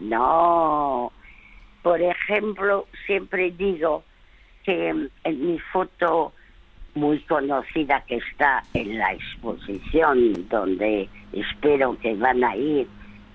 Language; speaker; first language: Spanish; early bilingual, other home language; French